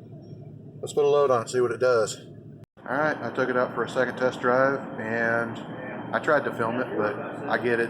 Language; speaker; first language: English; native; English